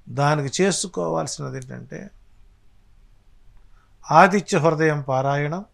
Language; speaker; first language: Telugu; native; Telugu